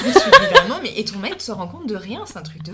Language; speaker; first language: French; native; French